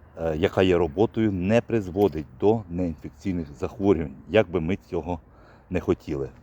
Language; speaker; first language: Ukrainian; native; Ukrainian